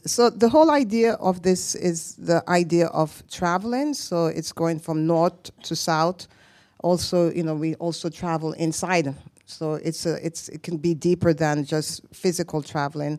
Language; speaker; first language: English; native; English